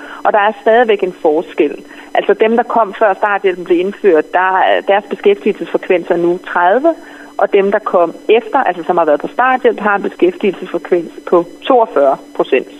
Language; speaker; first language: Danish; native; Danish